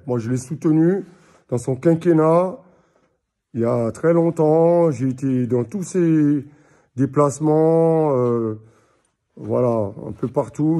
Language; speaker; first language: French; native; French